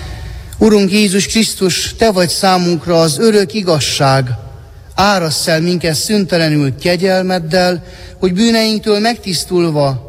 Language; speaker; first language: Hungarian; native; Hungarian